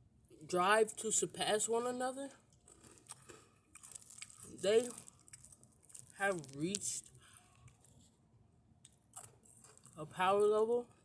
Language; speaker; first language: English; native; English